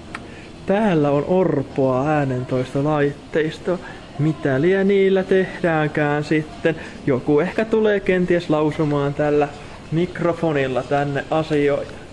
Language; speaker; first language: Finnish; native; Finnish